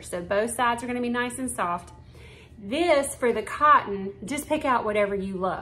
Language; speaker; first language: English; native; English